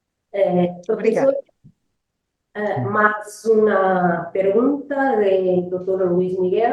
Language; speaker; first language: Spanish; non-native, learner; Portuguese